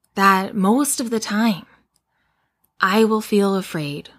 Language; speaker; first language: English; native; English